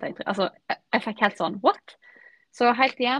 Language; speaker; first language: Norwegian; native; Norwegian